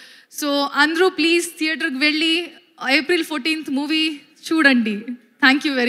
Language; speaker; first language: Telugu; non-native, learner; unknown